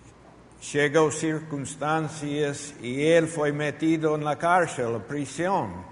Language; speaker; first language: Portuguese; non-native, fluent; Spanish